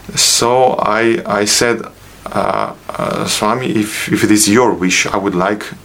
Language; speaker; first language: English; non-native, fluent; Bosnian